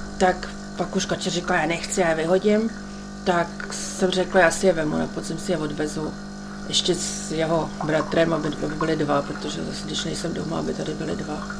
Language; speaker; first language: Czech; native; Czech